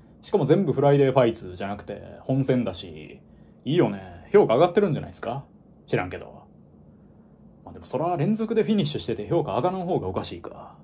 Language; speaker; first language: Japanese; native; Japanese